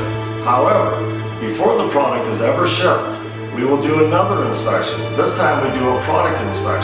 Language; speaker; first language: English; native; English